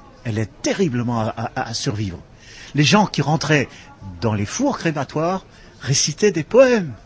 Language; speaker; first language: French; non-native, local second language; Dutch